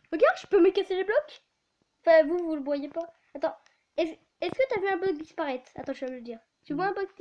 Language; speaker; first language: French; native; French